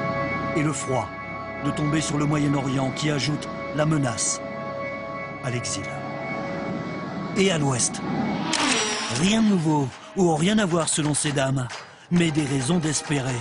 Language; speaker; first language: French; native; French